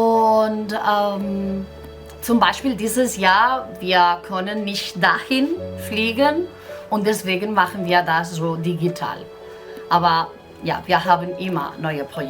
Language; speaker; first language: German; non-native, fluent; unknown